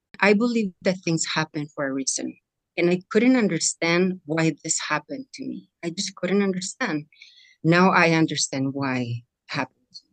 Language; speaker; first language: English; non-native, fluent; Spanish